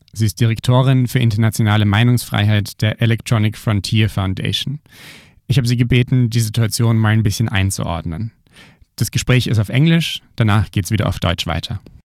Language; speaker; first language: German; native; German